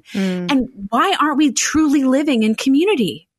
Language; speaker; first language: English; native; English